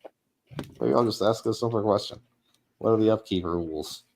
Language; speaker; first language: English; native; English